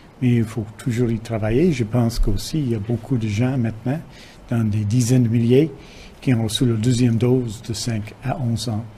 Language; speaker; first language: French; non-native, fluent; English